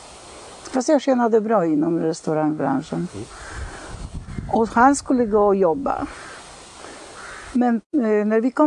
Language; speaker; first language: Swedish; non-native, fluent; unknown